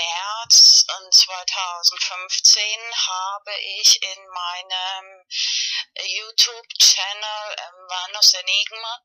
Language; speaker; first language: German; non-native, fluent; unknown